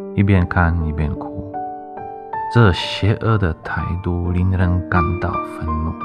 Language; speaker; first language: Chinese; non-native, fluent; Ukrainian